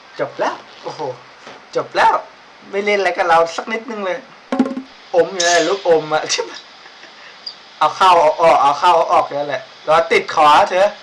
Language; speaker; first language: Thai; native; Thai